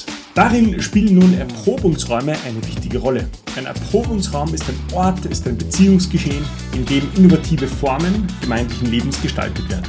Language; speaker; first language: German; native; German